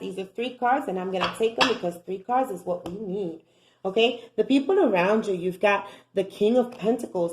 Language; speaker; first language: English; native; English